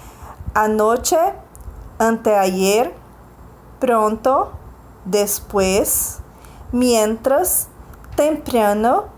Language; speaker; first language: Spanish; non-native, fluent; Portuguese